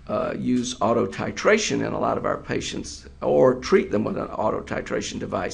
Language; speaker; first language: English; native; English